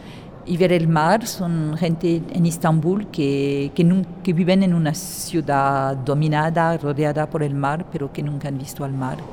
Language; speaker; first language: Spanish; non-native, fluent; French